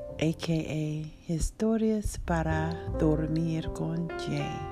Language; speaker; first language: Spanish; non-native, learner; English